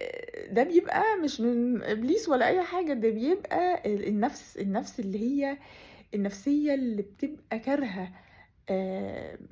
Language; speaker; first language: Arabic; native; Arabic